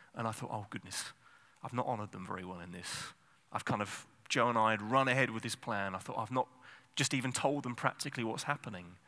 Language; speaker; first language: English; native; English